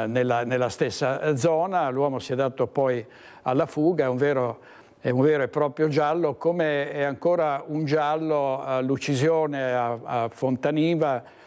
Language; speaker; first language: Italian; native; Italian